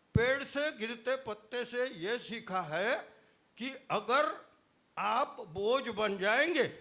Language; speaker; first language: Hindi; non-native, local second language; Marathi